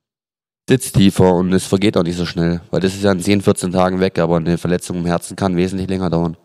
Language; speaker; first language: German; native; German